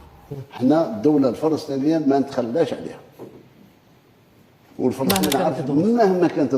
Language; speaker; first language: Arabic; native; Arabic